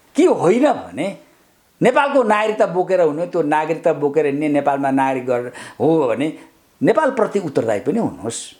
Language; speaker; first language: Nepali; native; Nepali